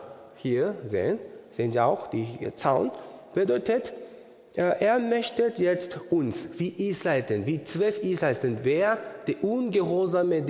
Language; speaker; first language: German; non-native, learner; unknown